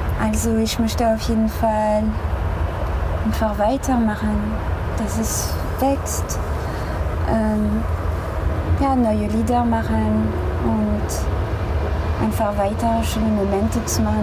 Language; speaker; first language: German; non-native, fluent; French